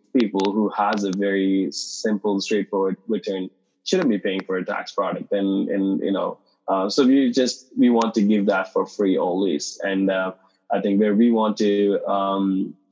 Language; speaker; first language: English; non-native, local second language; Tamil